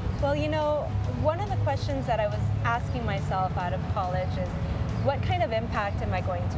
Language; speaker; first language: English; early bilingual, other home language; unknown